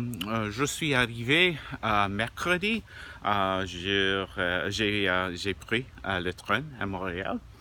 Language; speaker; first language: French; non-native, learner; English